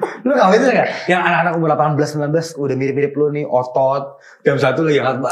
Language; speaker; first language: Indonesian; native; Indonesian